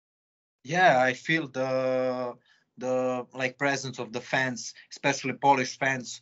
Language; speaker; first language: English; non-native, fluent; Serbian